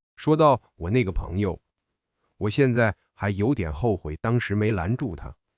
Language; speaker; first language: Chinese; non-native, fluent; English